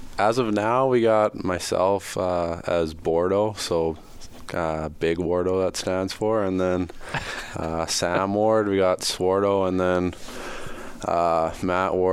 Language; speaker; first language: English; native; English